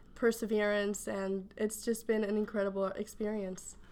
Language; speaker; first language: English; early bilingual, other home language; Spanish